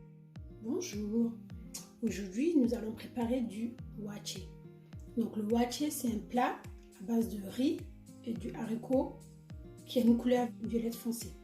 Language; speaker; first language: French; non-native, fluent; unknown